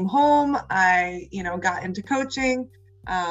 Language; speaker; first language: English; native; English